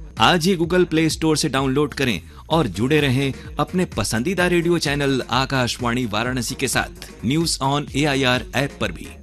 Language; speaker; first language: Hindi; native; Hindi